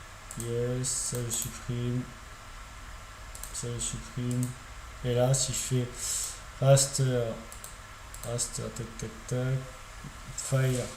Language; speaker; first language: French; native; French